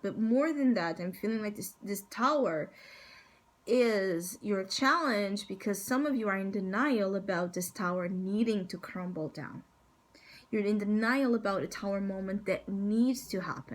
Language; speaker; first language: English; non-native, fluent; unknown